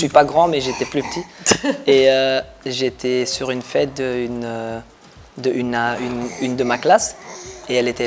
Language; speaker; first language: French; non-native, local second language; Dutch